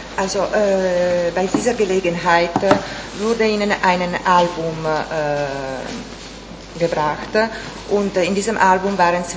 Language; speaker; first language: German; non-native, fluent; Italian